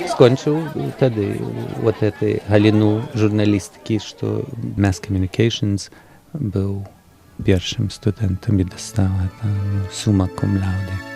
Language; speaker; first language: Belarusian; early bilingual, heritage; Belarusian